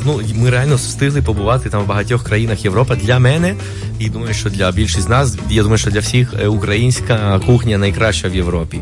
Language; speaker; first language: Ukrainian; non-native, fluent; Spanish